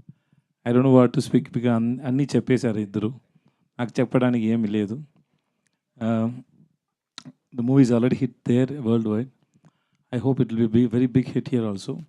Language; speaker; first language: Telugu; non-native, learner; Tamil